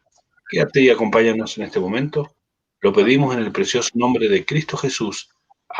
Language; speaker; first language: Spanish; native; Spanish